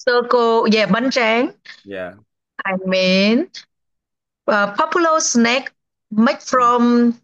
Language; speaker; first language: English; non-native, learner; Vietnamese